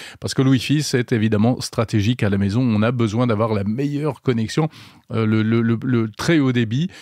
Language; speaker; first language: French; native; French